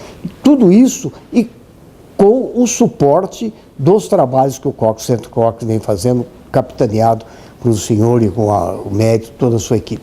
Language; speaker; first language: Portuguese; native; Portuguese